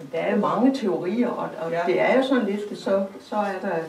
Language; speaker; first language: Danish; native; Danish